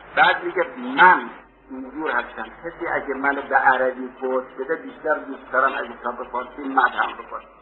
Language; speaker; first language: Persian; native; Persian